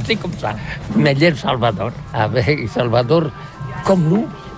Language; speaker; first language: French; non-native, learner; Catalan